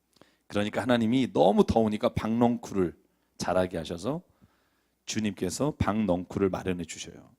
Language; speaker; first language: Korean; native; Korean